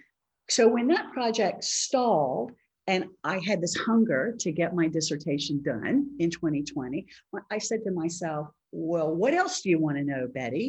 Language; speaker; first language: English; native; English